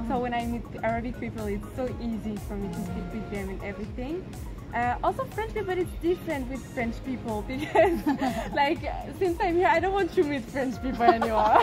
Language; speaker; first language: English; non-native, fluent; French